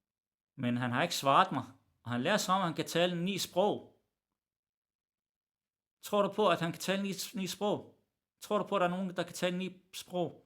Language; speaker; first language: Danish; early bilingual, other home language; Arabic